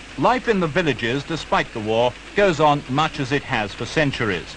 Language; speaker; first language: English; native; English